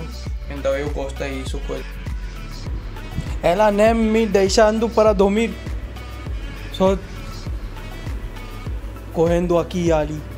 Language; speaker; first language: Portuguese; non-native, learner; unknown